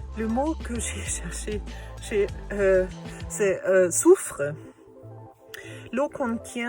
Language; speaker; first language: French; non-native, learner; German